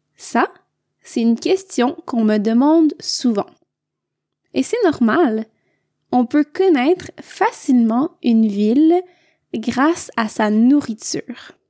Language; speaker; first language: French; native; French